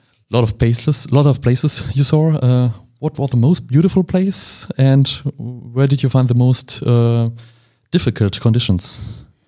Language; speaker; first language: English; non-native, fluent; German